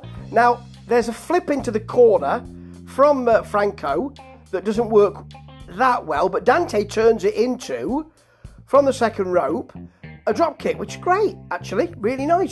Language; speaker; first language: English; native; English